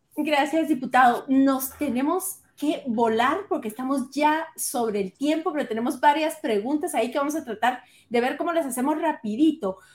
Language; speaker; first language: Spanish; native; Spanish